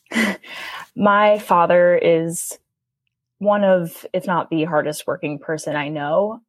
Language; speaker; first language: English; native; English